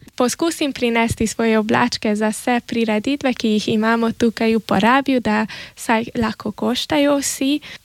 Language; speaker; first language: Slovenian; early bilingual, heritage; Slovenian